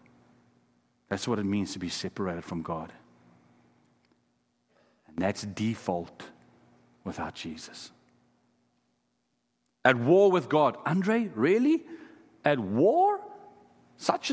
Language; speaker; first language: English; non-native, local second language; Afrikaans